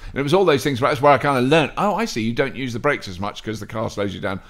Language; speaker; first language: English; native; English